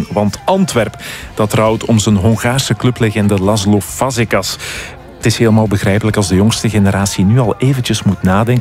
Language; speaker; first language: Dutch; native; Dutch